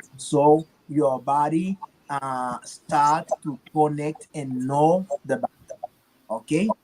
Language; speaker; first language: English; non-native, learner; Haitian Creole